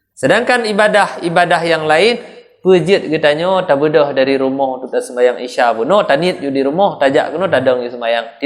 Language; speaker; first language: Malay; non-native, local second language; Achinese